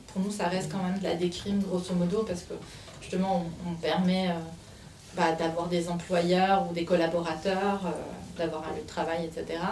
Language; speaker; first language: French; native; French